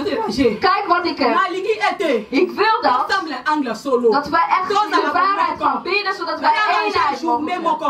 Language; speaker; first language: Dutch; non-native, fluent; Lingala